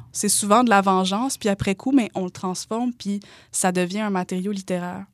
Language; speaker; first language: French; native; French